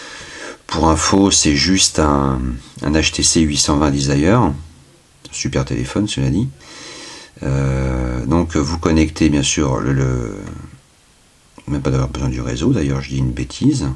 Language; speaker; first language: French; native; French